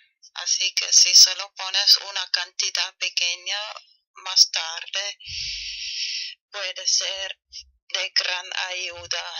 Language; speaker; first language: Spanish; non-native, learner; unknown